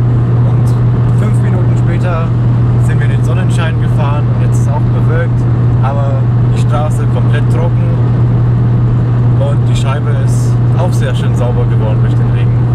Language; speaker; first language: German; native; German